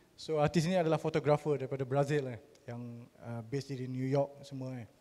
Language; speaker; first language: Malay; native; Malay